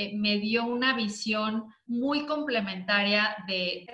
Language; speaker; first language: Spanish; native; Spanish